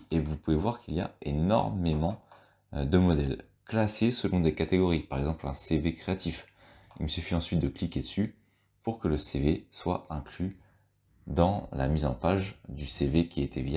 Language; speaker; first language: French; native; French